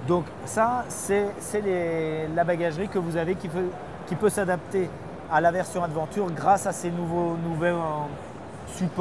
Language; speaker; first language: French; native; French